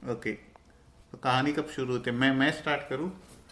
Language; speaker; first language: Hindi; native; Hindi